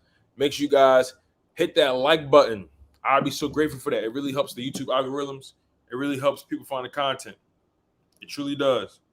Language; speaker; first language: English; native; English